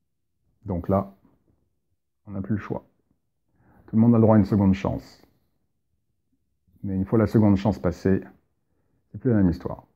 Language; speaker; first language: French; native; French